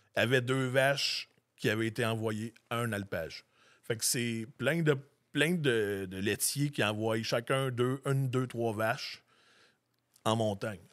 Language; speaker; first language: French; native; French